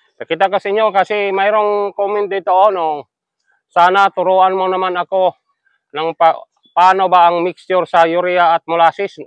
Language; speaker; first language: Filipino; non-native, local second language; Cebuano